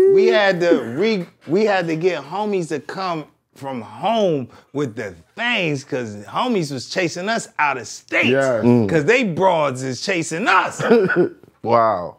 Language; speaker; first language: English; native; English